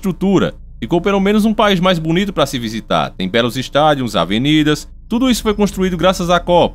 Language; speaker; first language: Portuguese; native; Portuguese